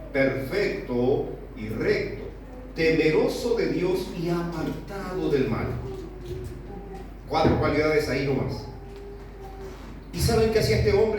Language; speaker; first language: Spanish; native; Spanish